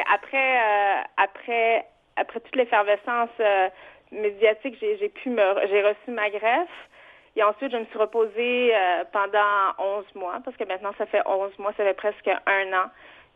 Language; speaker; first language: French; early bilingual, other home language; Vietnamese